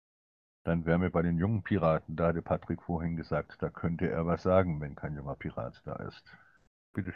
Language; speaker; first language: German; native; German